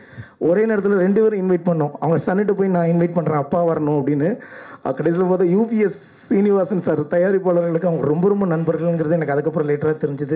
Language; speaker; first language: Tamil; native; Tamil